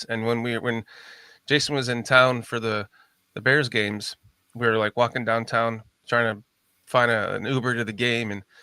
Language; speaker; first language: English; native; English